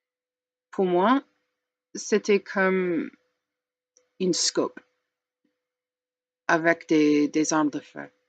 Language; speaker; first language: French; non-native, learner; English